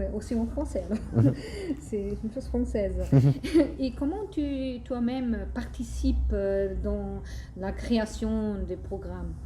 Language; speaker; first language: French; non-native, fluent; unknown